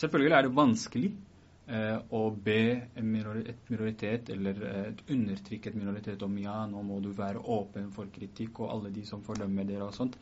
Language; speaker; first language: Norwegian; early bilingual, other home language; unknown